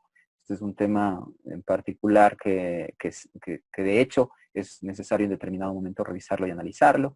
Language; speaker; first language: Spanish; native; Spanish